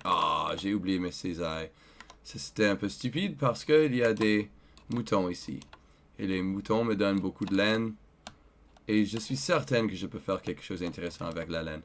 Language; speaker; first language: French; non-native, learner; English